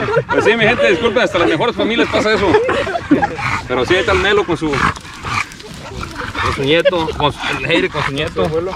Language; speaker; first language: Spanish; early bilingual, heritage; Spanish